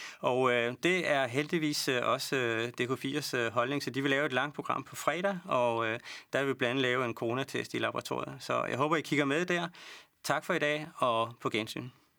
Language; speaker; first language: Danish; native; Danish